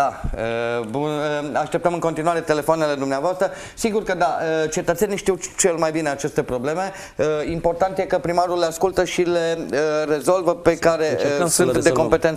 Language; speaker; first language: Romanian; native; Romanian